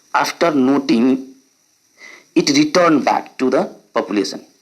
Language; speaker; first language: English; non-native, local second language; Nepali